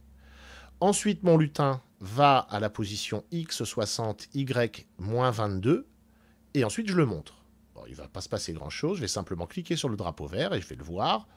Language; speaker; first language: French; native; French